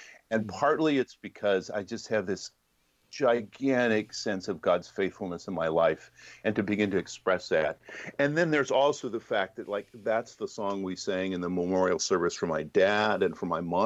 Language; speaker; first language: English; native; English